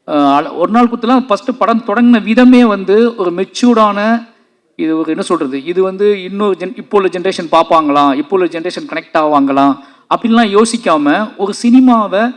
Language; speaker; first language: Tamil; native; Tamil